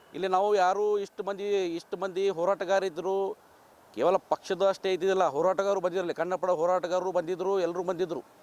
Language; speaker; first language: Kannada; native; Kannada